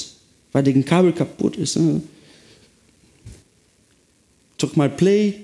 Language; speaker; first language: German; non-native, fluent; Portuguese